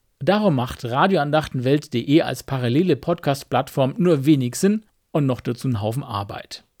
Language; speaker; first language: German; native; German